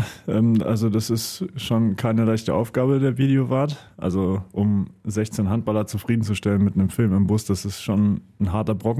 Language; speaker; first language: German; native; German